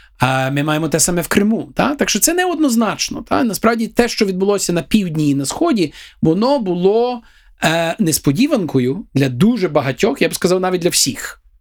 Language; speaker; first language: Ukrainian; early bilingual, heritage; Ukrainian